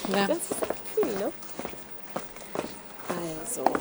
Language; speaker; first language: German; non-native, fluent; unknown